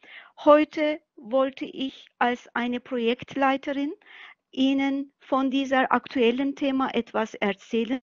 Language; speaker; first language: German; non-native, fluent; Turkish